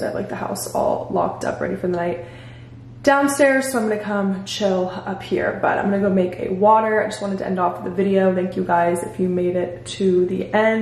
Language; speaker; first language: English; native; English